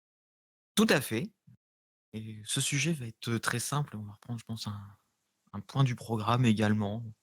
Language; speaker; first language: French; native; French